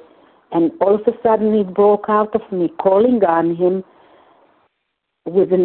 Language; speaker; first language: English; non-native, fluent; Hungarian